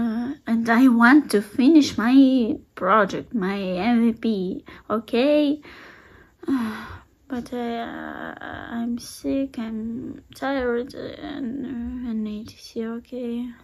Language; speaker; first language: English; non-native, learner; Russian